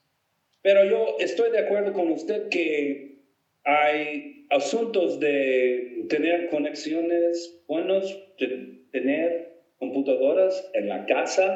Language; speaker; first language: Spanish; non-native, fluent; English